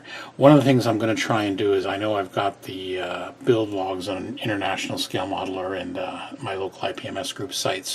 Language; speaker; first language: English; native; English